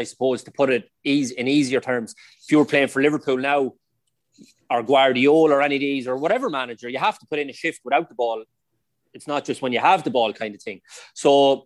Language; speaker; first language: English; native; English